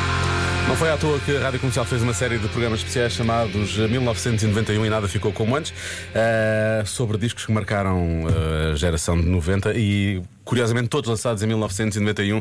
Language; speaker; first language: Portuguese; native; Portuguese